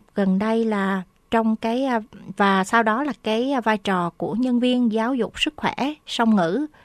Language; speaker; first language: Vietnamese; native; Vietnamese